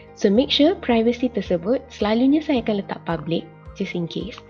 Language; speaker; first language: Malay; native; Malay